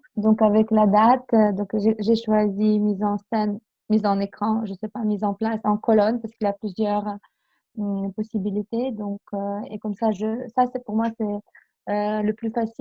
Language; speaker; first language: French; non-native, fluent; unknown